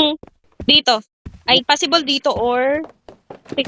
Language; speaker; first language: Filipino; native; Filipino